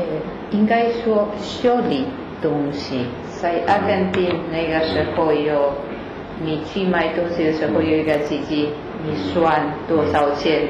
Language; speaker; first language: Chinese; non-native, learner; Spanish